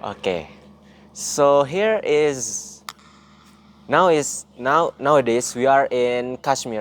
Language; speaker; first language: English; non-native, learner; Indonesian